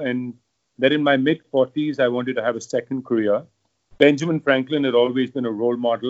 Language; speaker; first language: English; non-native, local second language; Hindi